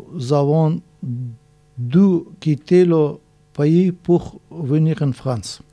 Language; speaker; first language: French; non-native, learner; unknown